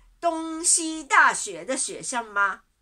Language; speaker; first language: Chinese; non-native, learner; Japanese